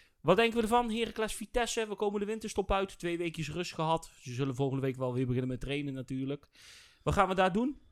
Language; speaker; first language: Dutch; native; Dutch